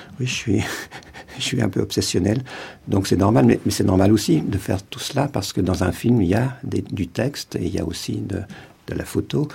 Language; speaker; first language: French; native; French